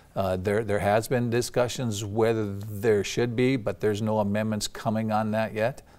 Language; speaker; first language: English; native; English